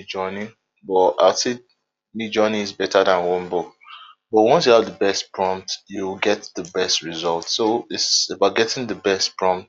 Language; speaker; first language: English; non-native, local second language; Yoruba